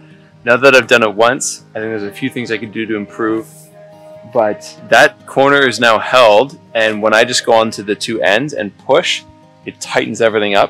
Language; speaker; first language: English; native; English